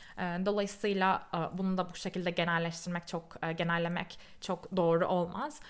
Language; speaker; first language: Turkish; native; Turkish